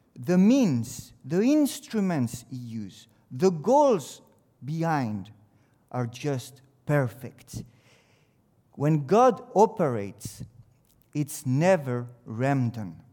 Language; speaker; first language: English; non-native, fluent; French